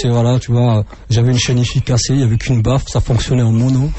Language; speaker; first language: French; native; French